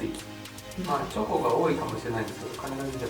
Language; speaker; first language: Japanese; non-native, fluent; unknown